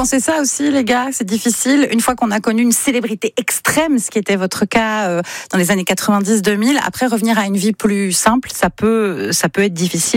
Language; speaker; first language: French; native; French